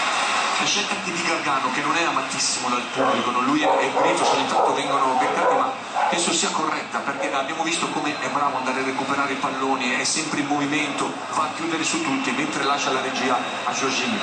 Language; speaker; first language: Italian; native; Italian